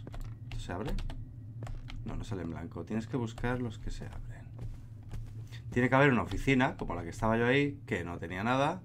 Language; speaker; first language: Spanish; native; Spanish